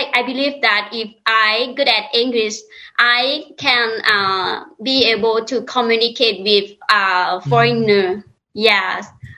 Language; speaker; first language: English; non-native, learner; Lao